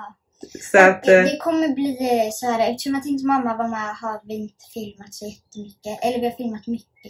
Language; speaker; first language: Swedish; native; Swedish